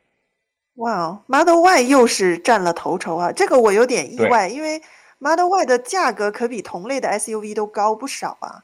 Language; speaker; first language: Chinese; native; Chinese